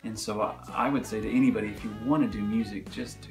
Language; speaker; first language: English; native; English